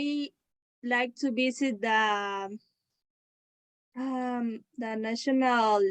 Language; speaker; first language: English; non-native, learner; Spanish